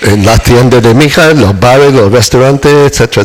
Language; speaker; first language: Spanish; non-native, learner; English